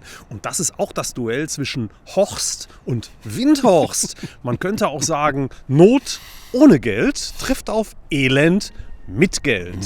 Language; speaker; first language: German; native; German